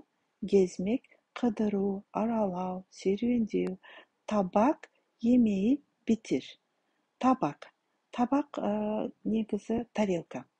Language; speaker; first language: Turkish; non-native, fluent; Kazakh